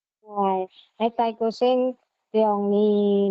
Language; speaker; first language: Cantonese; non-native, learner; Indonesian